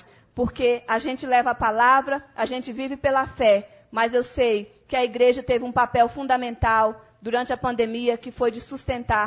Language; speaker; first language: Portuguese; native; Portuguese